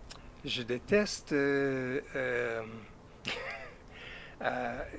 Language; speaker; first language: French; non-native, fluent; English